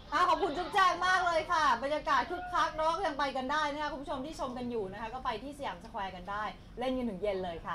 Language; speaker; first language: Thai; native; Thai